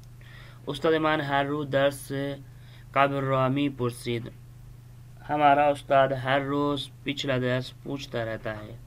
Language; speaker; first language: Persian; non-native, fluent; Urdu